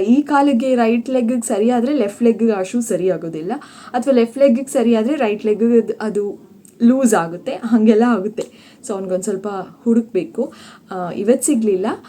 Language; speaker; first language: Kannada; non-native, local second language; Tulu